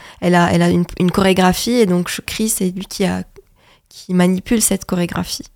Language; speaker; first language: French; non-native, local second language; Arabic